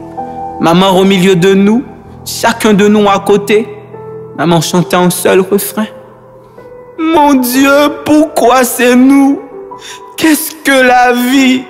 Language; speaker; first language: French; non-native, local second language; Haitian Creole